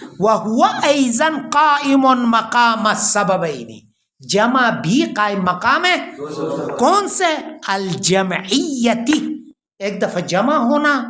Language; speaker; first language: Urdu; non-native, local second language; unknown